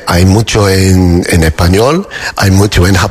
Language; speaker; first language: Spanish; non-native, fluent; English